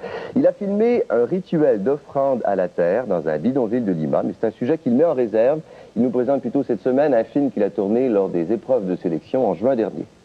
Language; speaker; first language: French; native; French